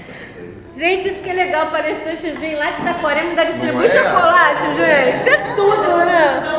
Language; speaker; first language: Portuguese; native; Portuguese